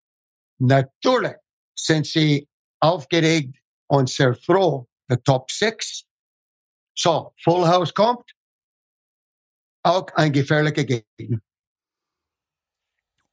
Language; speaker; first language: German; non-native, fluent; English